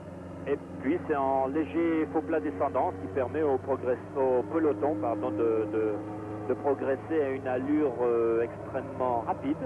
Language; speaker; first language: French; native; French